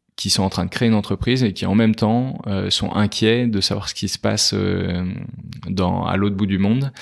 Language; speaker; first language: French; native; French